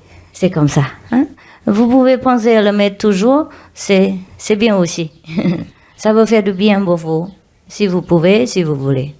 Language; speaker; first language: French; non-native, learner; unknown